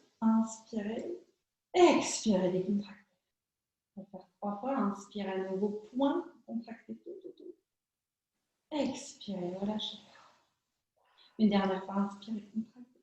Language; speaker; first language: French; native; French